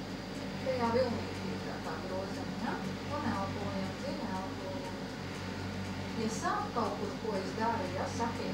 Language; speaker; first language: Latvian; native; Latvian